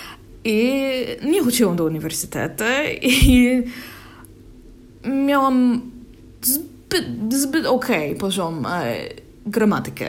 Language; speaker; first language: Polish; non-native, learner; English